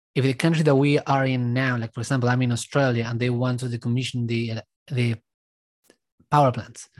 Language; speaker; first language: English; non-native, fluent; Spanish